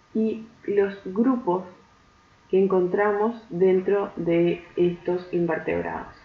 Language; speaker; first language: Spanish; native; Spanish